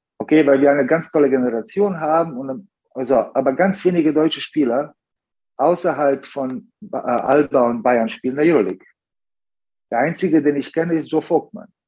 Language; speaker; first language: German; early bilingual, other home language; Serbian